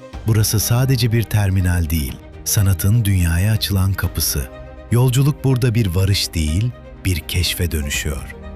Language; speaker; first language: Turkish; native; Turkish